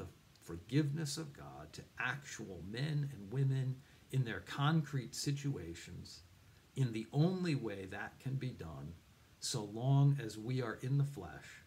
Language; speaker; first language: English; native; English